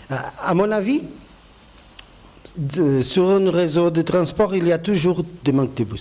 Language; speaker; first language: French; non-native, fluent; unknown